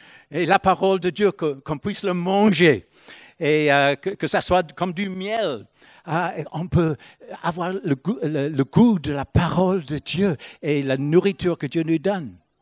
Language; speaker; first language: French; non-native, fluent; English